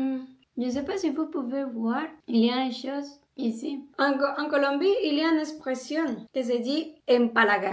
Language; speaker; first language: French; non-native, learner; Spanish